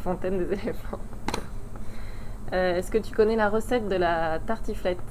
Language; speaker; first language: French; native; French